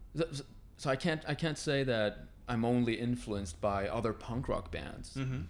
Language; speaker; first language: English; non-native, fluent; Spanish